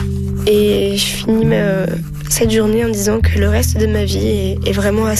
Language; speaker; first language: French; native; French